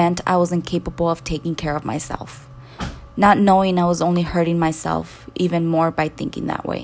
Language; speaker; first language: English; early bilingual, other home language; Spanish